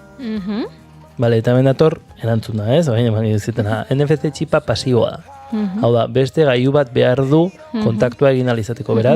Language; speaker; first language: Basque; native; Basque